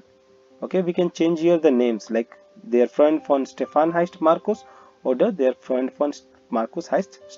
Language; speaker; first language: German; non-native, learner; Hindi